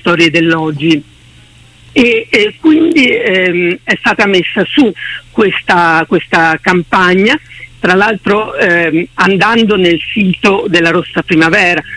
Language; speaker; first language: Italian; native; Italian